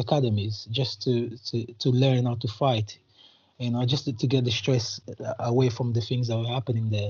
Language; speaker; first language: English; non-native, fluent; Portuguese